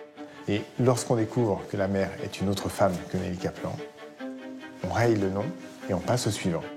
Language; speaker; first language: French; native; French